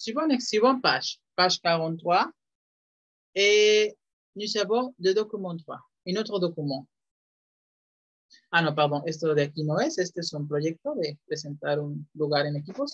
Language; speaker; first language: Spanish; native; Spanish